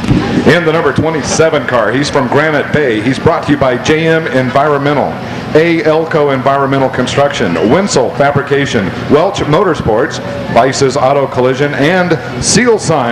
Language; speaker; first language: English; native; English